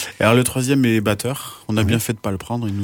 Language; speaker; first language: French; native; French